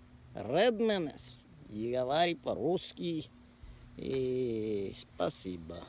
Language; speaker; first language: Russian; non-native, learner; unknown